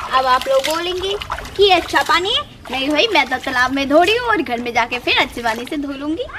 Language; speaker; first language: Hindi; non-native, local second language; Bangla